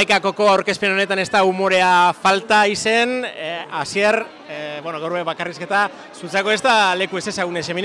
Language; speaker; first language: Basque; native; Basque